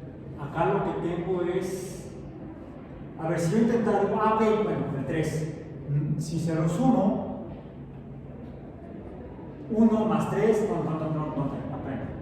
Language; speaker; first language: Spanish; native; Spanish